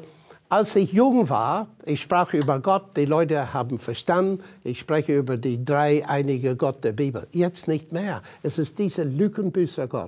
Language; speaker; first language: German; non-native, fluent; English